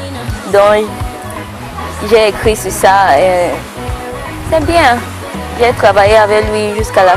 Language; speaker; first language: French; non-native, local second language; English